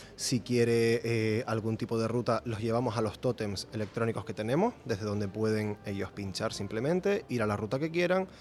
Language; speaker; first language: Spanish; native; Spanish